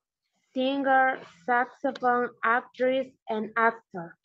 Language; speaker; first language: English; non-native, learner; Spanish